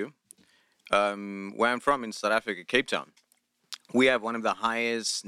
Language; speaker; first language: English; non-native, local second language; Afrikaans